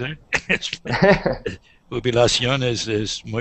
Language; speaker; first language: Spanish; non-native, learner; English